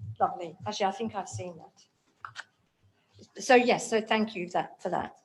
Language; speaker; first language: English; native; English